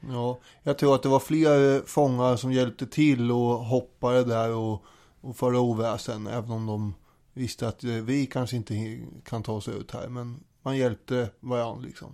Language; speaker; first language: Swedish; native; Swedish